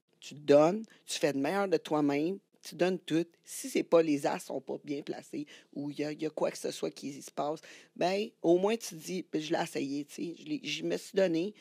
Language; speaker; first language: French; native; French